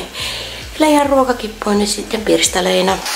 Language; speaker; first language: Finnish; native; Finnish